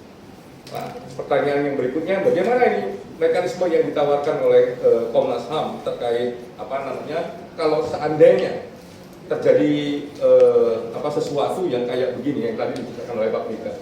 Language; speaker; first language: Indonesian; native; Indonesian